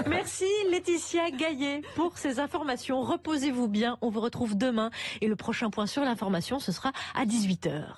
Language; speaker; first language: French; native; French